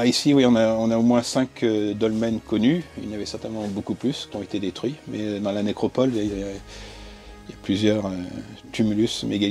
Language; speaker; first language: French; native; French